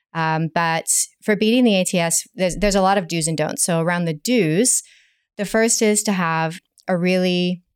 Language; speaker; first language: English; native; English